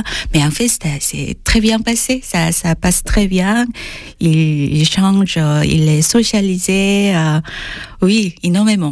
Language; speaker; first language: French; non-native, fluent; Korean